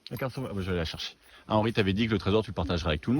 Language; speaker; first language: French; native; French